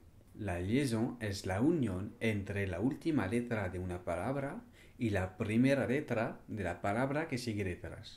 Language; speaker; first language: Spanish; non-native, fluent; French